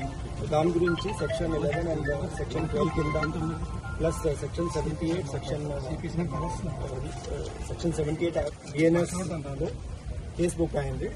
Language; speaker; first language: Telugu; non-native, learner; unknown